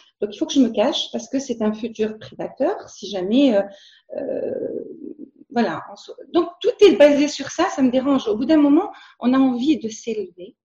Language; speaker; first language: French; non-native, local second language; Arabic